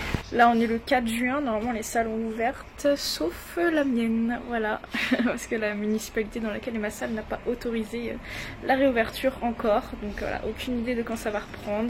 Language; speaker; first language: French; native; French